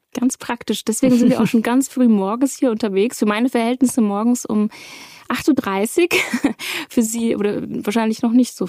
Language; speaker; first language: German; native; German